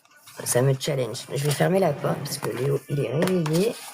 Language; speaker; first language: French; native; French